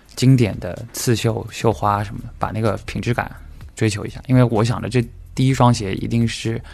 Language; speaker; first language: Chinese; native; Chinese